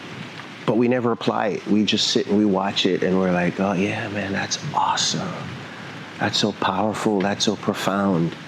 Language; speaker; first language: English; native; English